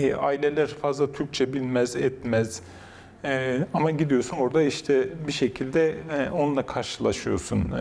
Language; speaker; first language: Turkish; non-native, local second language; Kurdish